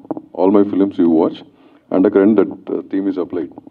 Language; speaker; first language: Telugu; native; Telugu